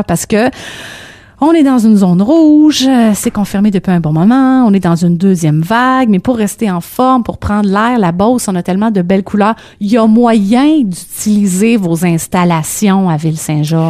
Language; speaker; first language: French; native; French